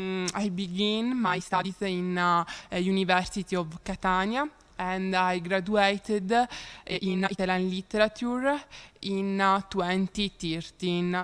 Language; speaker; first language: English; non-native, learner; Italian